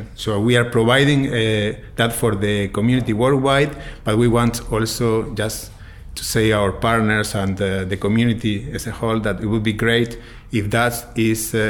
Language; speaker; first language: English; non-native, fluent; Spanish